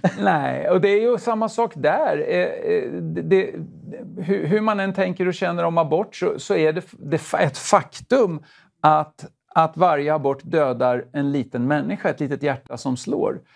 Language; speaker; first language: Swedish; native; Swedish